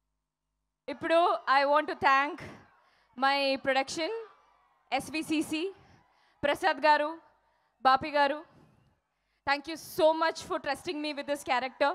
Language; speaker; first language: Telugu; non-native, fluent; Malayalam